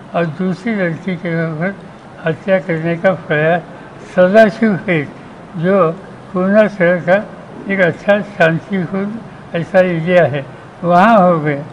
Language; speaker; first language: Hindi; non-native, local second language; Marathi